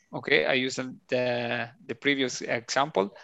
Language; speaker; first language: English; non-native, learner; Italian